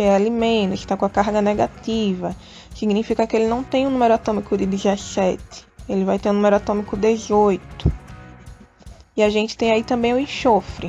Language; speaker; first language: Portuguese; native; Portuguese